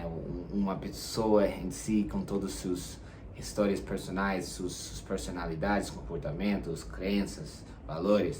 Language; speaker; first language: Portuguese; non-native, fluent; English